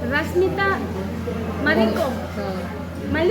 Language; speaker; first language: Hindi; non-native, local second language; Tibetan